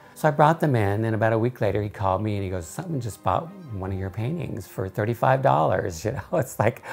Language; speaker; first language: English; native; English